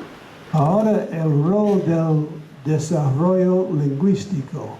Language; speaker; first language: Spanish; non-native, fluent; English